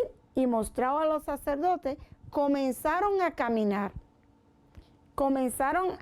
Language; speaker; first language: Spanish; native; Spanish